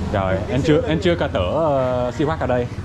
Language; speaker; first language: Vietnamese; non-native, learner; English